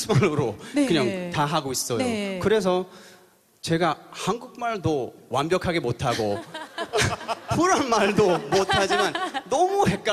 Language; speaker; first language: Korean; early bilingual, heritage; English